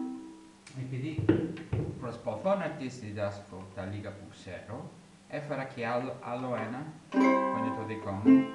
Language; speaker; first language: Greek; non-native, learner; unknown